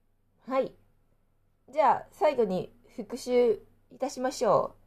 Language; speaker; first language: Japanese; non-native, fluent; Chinese